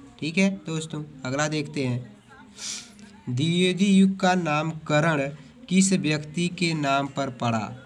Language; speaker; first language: Hindi; native; Hindi